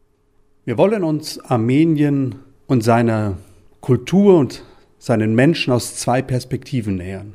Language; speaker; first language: German; native; German